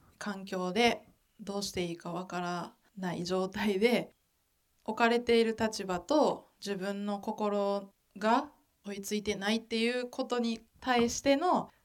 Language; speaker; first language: Japanese; native; Japanese